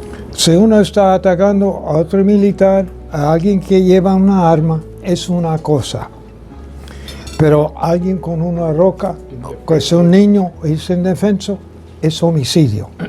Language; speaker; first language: Spanish; non-native, fluent; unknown